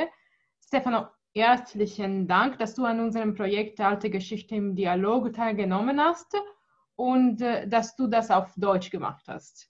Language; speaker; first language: German; non-native, fluent; Italian